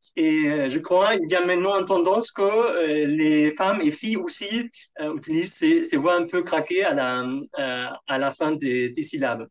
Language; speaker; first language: French; non-native, fluent; German